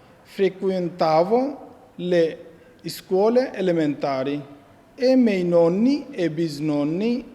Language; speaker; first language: Italian; non-native, fluent; Bangla